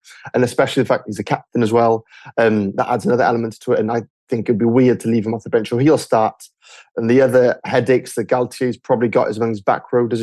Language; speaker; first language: English; native; English